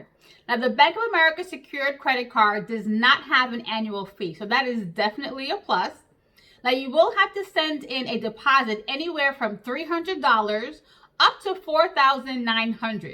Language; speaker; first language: English; native; English